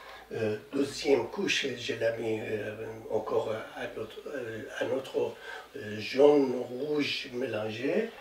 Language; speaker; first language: French; non-native, learner; Persian